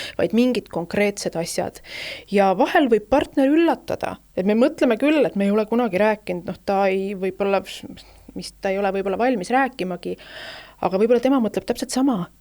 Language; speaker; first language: Estonian; native; Estonian